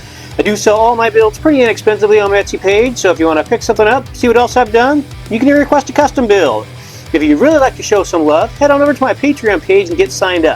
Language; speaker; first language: English; native; English